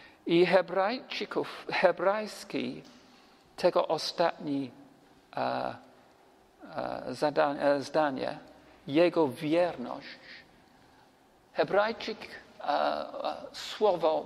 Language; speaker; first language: Polish; non-native, learner; English